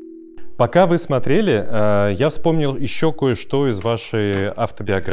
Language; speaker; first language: Russian; native; Russian